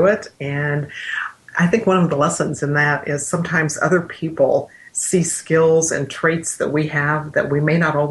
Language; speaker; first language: English; native; English